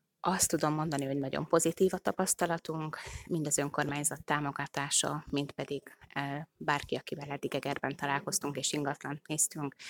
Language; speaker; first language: Hungarian; native; Hungarian